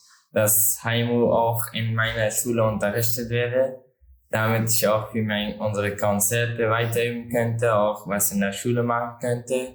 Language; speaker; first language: German; non-native, learner; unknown